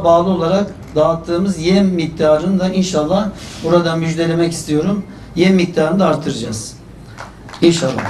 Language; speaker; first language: Turkish; native; Turkish